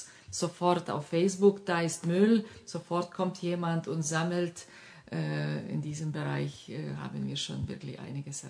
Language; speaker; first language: German; non-native, fluent; Lithuanian